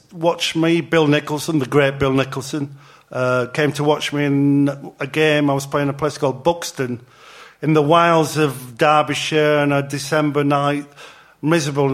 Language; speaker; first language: English; native; English